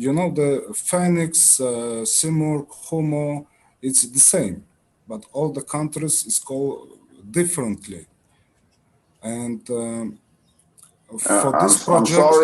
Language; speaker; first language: English; non-native, learner; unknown